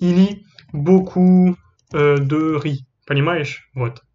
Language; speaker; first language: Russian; non-native, fluent; French